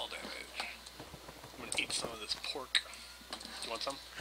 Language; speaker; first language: English; native; English